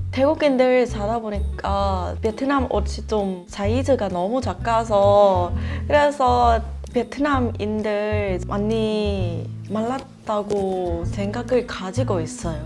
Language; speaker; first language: Korean; non-native, learner; Thai